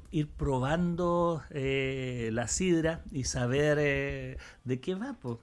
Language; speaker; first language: Spanish; native; Spanish